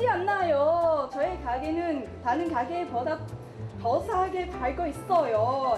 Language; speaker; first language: Korean; non-native, learner; Cantonese